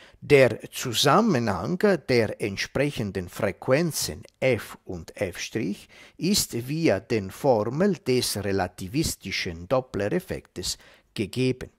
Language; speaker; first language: German; non-native, fluent; Italian